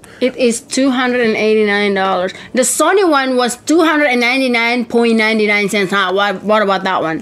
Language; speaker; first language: English; non-native, fluent; Indonesian